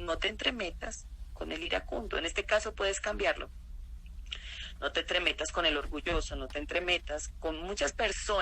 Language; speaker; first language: Spanish; native; Spanish